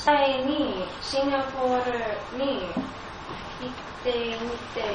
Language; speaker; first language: Japanese; non-native, learner; English